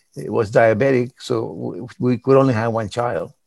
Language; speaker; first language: English; early bilingual, other home language; Spanish